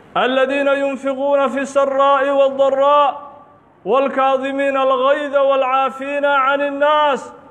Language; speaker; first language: Arabic; non-native, local second language; Somali